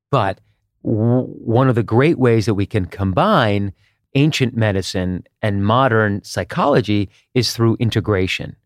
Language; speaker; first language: English; early bilingual, other home language; Hebrew